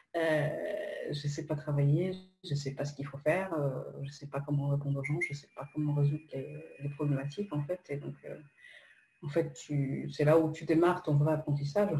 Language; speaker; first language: French; non-native, fluent; Polish